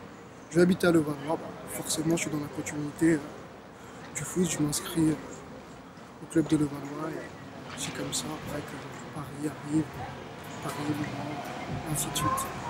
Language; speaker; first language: French; early bilingual, other home language; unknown